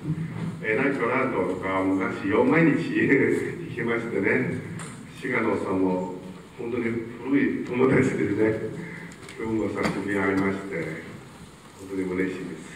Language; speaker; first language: Japanese; non-native, fluent; Mongolian